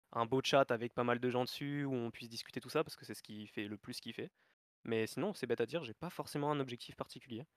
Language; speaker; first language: French; native; French